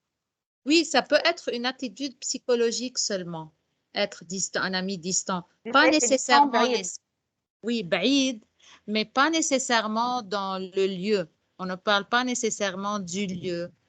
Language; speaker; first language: French; non-native, local second language; Arabic